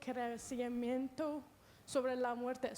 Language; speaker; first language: Spanish; non-native, learner; Persian